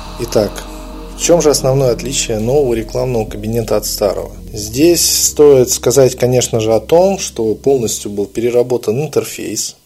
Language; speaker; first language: Russian; native; Russian